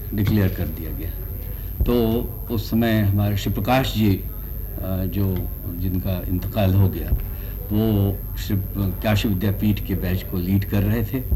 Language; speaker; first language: Hindi; native; Hindi